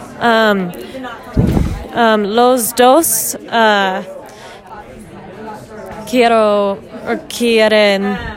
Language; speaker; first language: Spanish; non-native, learner; English